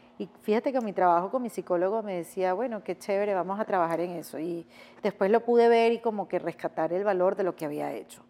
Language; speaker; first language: Spanish; native; Spanish